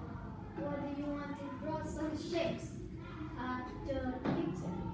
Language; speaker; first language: English; non-native, learner; Vietnamese